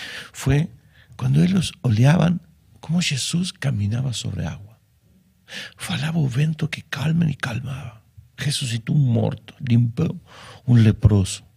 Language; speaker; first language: Spanish; non-native, fluent; Portuguese